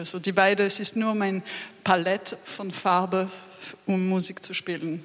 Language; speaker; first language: German; non-native, fluent; French